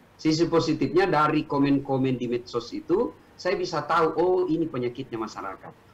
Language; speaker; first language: Indonesian; non-native, local second language; Buginese